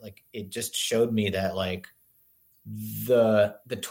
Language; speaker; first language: English; native; English